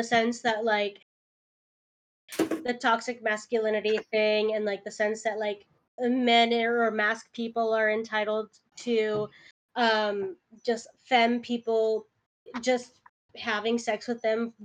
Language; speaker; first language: English; early bilingual, other home language; Spanish